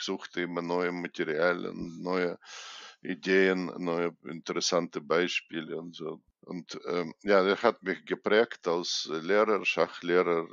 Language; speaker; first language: German; non-native, fluent; Russian